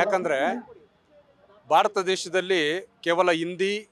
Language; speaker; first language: Kannada; native; Kannada